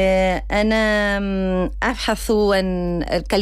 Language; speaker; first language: Arabic; non-native, learner; Spanish